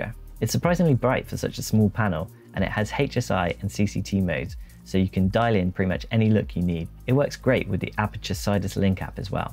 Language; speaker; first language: English; native; English